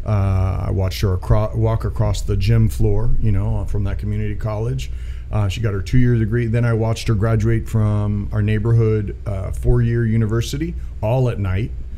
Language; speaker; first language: English; native; English